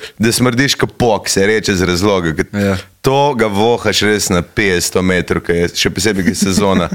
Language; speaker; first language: Slovenian; native; Slovenian